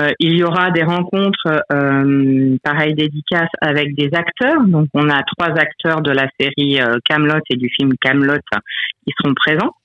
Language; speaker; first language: French; native; French